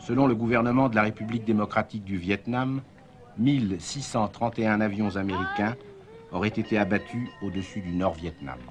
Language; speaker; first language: French; native; French